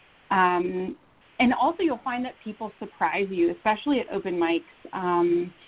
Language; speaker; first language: English; native; English